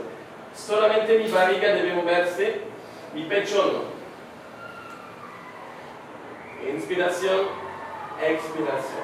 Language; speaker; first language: Spanish; non-native, learner; French